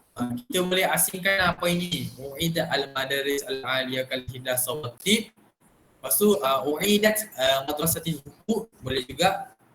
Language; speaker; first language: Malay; native; Malay